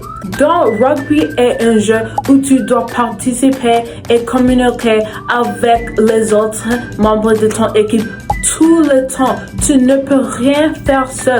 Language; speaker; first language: French; non-native, learner; English